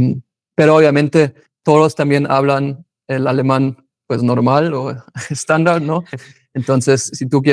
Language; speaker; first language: Spanish; non-native, fluent; German